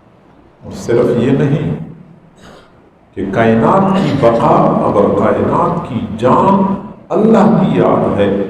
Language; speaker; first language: Urdu; native; Urdu